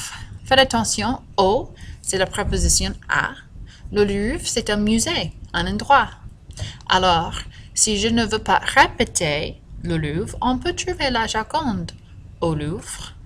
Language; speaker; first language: French; non-native, fluent; English